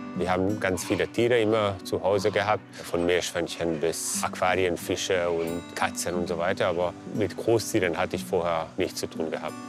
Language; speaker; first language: German; non-native, fluent; Hungarian